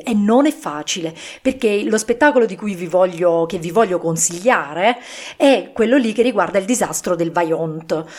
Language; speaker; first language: Italian; native; Italian